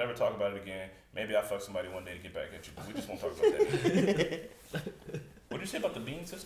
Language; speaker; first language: English; native; English